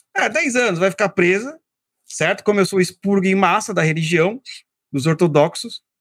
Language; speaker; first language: Portuguese; native; Portuguese